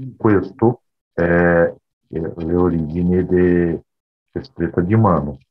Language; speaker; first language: Italian; non-native, learner; Portuguese